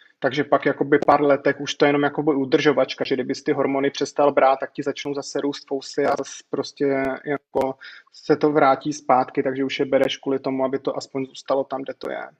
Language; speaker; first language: Czech; native; Czech